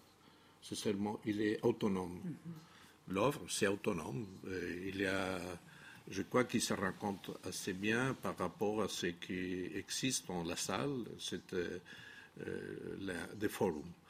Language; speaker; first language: French; non-native, fluent; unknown